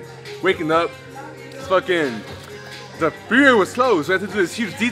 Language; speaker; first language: English; native; English